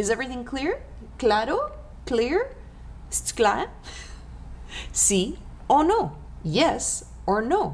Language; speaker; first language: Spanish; non-native, fluent; French